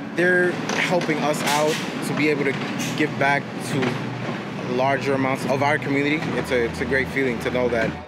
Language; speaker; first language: English; native; English